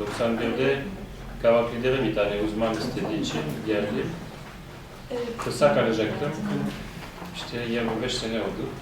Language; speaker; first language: Turkish; non-native, fluent; French